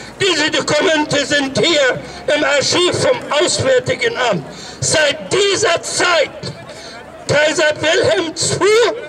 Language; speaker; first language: German; non-native, fluent; Arabic